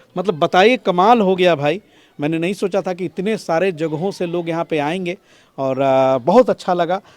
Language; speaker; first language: Hindi; native; Hindi